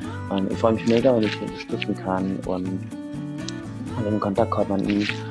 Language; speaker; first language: German; non-native, fluent; Sundanese